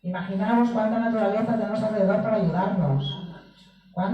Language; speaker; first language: Spanish; native; Spanish